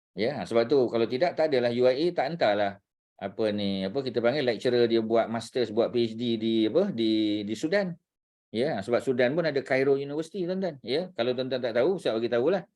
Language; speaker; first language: Malay; native; Malay